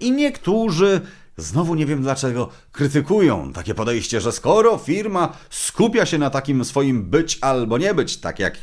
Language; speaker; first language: Polish; native; Polish